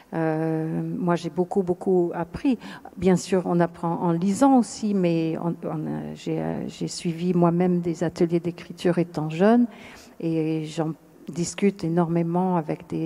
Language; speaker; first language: French; non-native, fluent; English